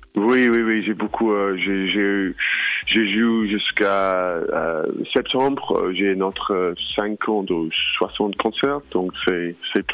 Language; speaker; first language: French; non-native, learner; English